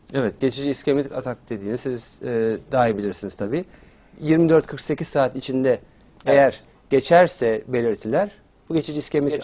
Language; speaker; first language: Turkish; native; Turkish